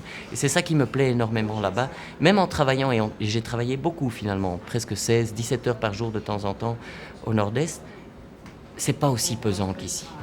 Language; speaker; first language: French; non-native, fluent; Portuguese